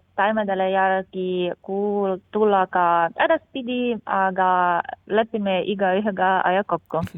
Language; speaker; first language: Estonian; non-native, learner; Ukrainian